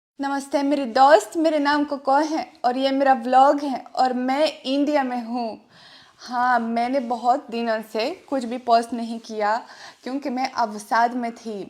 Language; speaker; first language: Hindi; non-native, fluent; Russian